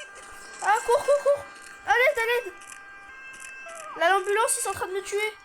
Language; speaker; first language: French; native; French